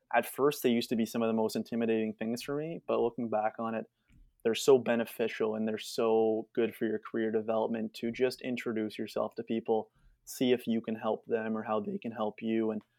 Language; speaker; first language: English; native; English